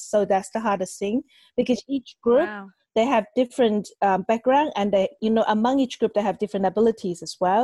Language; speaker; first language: English; non-native, local second language; Cantonese